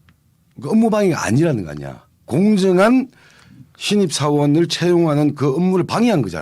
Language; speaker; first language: Korean; native; Korean